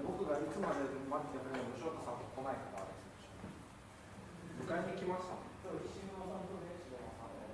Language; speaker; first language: Japanese; native; Japanese